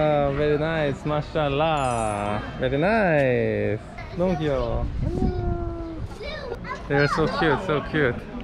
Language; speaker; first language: English; non-native, learner; Korean